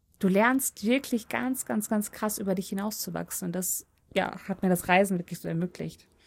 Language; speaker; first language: German; early bilingual, other home language; Polish